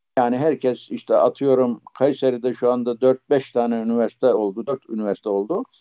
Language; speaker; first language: Turkish; native; Turkish